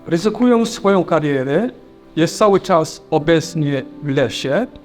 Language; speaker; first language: Polish; non-native, fluent; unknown